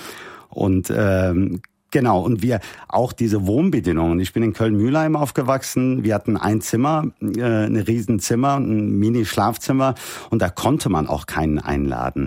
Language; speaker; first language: German; early bilingual, other home language; Turkish